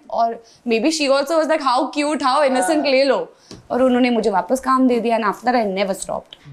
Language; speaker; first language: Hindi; non-native, local second language; English